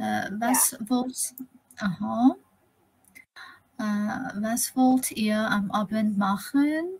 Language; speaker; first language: German; non-native, learner; Persian